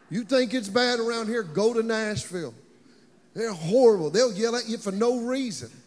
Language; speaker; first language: English; native; English